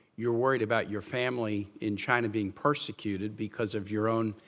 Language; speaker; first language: English; native; English